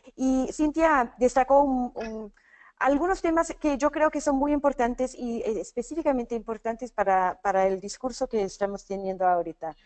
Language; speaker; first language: Spanish; non-native, fluent; English